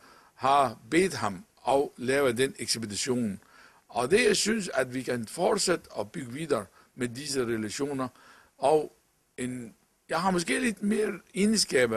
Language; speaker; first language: Danish; non-native, local second language; Arabic